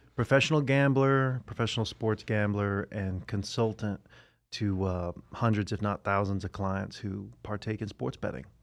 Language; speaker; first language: English; native; English